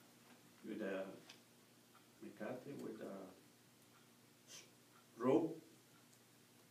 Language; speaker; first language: English; non-native, learner; Spanish